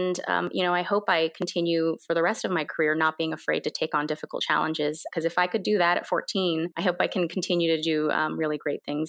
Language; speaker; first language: English; early bilingual, other home language; Korean